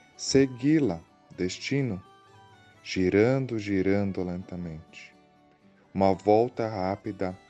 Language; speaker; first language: Portuguese; non-native, fluent; Croatian